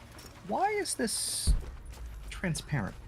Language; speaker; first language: English; native; English